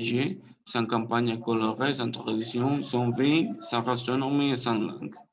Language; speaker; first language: French; non-native, learner; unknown